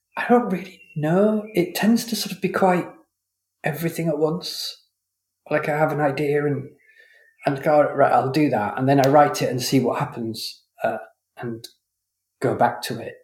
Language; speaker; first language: English; native; English